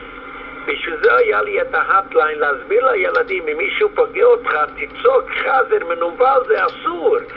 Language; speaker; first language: Hebrew; non-native, fluent; Yiddish